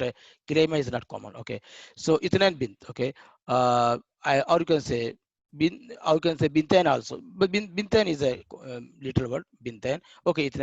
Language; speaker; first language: English; non-native, learner; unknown